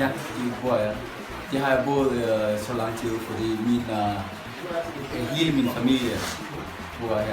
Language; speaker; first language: Danish; non-native, fluent; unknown